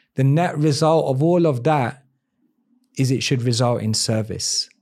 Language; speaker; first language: English; native; English